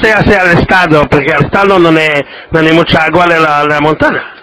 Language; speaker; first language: Spanish; non-native, learner; French